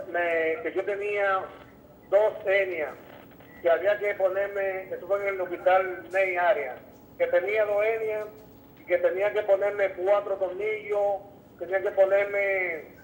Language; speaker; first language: Spanish; native; Spanish